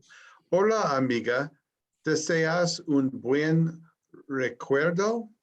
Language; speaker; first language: Spanish; non-native, learner; English